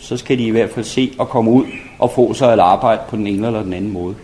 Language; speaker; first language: Danish; native; Danish